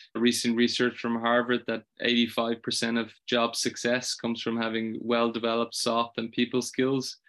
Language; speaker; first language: English; native; English